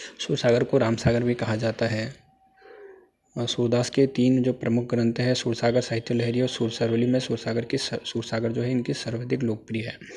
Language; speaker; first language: Hindi; native; Hindi